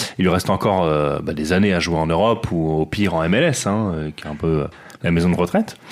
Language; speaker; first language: French; native; French